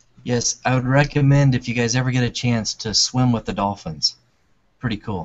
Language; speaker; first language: English; native; English